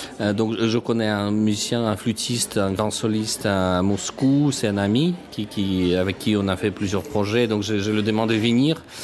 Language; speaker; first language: French; non-native, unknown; Russian